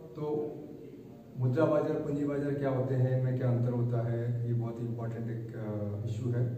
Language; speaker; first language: Hindi; native; Hindi